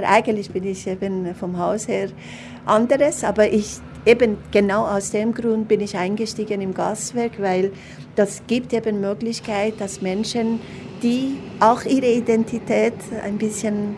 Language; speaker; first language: German; non-native, fluent; Persian